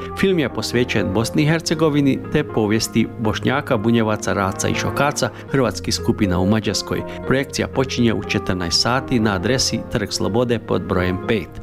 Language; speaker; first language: Croatian; early bilingual, heritage; Croatian